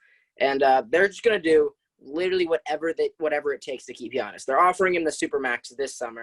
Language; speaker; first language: English; native; English